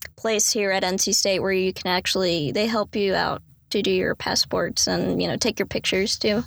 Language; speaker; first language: English; native; English